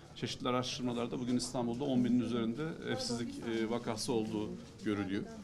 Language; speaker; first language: Turkish; native; Turkish